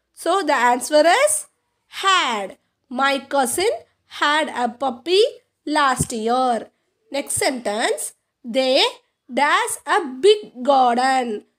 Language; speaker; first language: English; non-native, local second language; Tamil